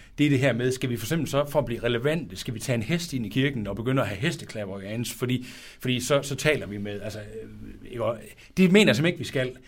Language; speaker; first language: Danish; native; Danish